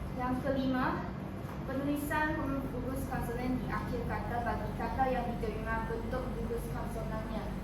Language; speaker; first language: Malay; non-native, local second language; Chinese